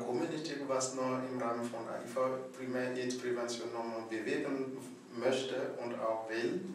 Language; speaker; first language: German; non-native, fluent; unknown